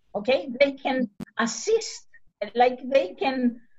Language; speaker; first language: English; non-native, fluent; Greek